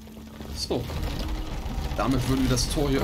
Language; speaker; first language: German; native; German